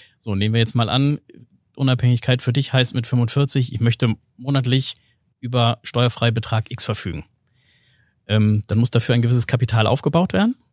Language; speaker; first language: German; native; German